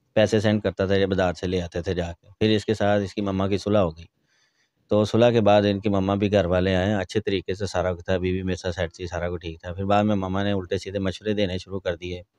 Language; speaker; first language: Urdu; non-native, local second language; Punjabi